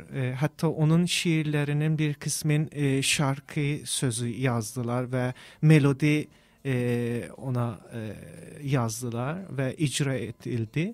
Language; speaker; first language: Turkish; non-native, fluent; Persian